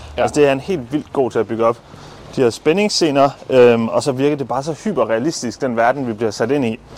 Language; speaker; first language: Danish; native; Danish